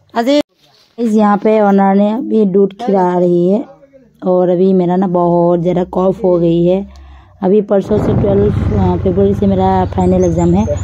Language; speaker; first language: Hindi; non-native, local second language; Assamese